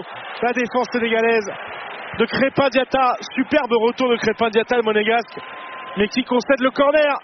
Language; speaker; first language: French; native; French